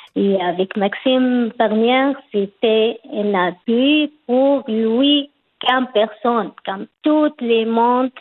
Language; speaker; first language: French; non-native, learner; Arabic